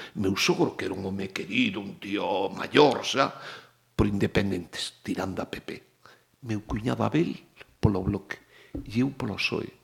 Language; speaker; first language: Galician; native; Galician